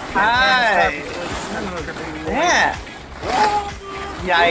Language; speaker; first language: Japanese; non-native, learner; English